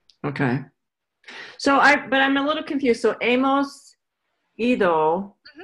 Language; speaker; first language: English; native; English